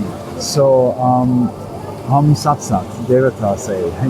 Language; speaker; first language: Hindi; non-native, learner; English